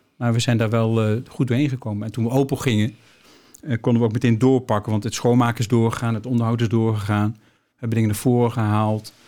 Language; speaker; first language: Dutch; native; Dutch